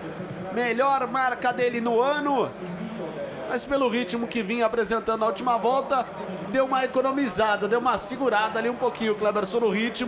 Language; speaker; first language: Portuguese; native; Portuguese